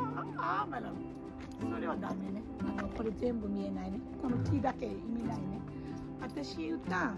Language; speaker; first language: Japanese; non-native, learner; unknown